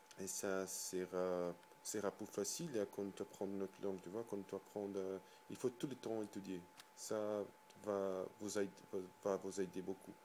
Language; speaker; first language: French; non-native, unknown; Portuguese